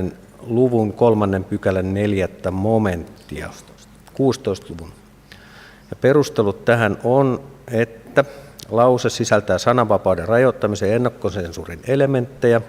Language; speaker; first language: Finnish; native; Finnish